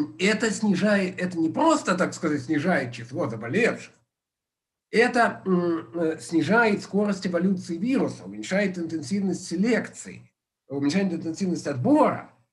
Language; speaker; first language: Russian; native; Russian